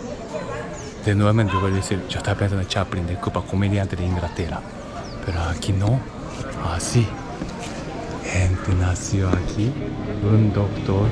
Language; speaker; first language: Spanish; non-native, learner; Japanese